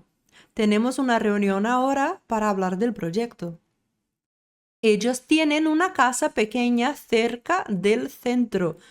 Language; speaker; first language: Spanish; non-native, fluent; Portuguese